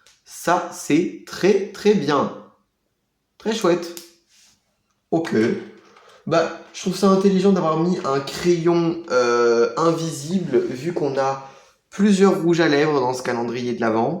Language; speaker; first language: French; native; French